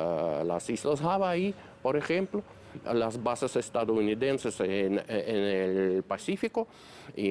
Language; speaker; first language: Spanish; non-native, fluent; Russian